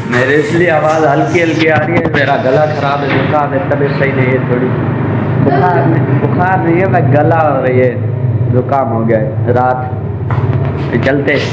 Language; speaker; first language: Urdu; non-native, local second language; Punjabi